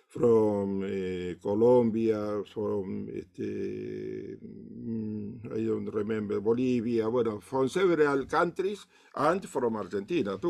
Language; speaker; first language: English; non-native, learner; Spanish